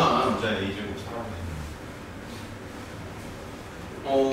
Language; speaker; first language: Korean; native; Korean